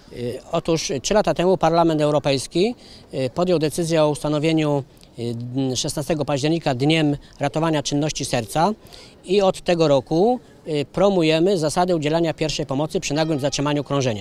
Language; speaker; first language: Polish; native; Polish